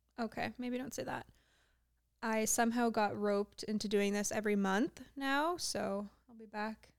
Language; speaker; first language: English; native; English